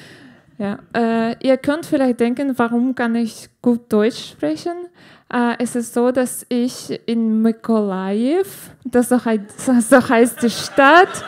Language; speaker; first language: German; non-native, fluent; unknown